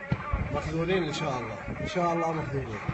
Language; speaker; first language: Arabic; native; Arabic